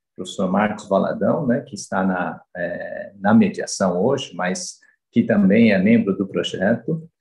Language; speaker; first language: Portuguese; native; Portuguese